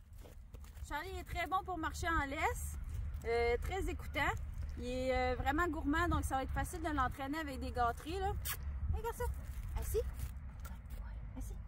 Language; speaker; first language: French; native; French